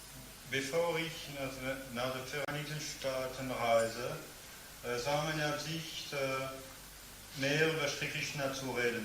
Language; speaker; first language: German; non-native, fluent; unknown